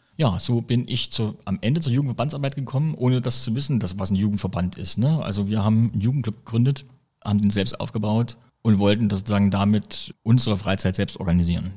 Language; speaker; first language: German; native; German